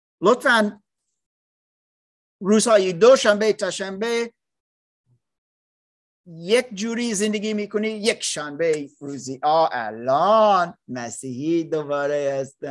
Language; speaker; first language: Persian; non-native, learner; English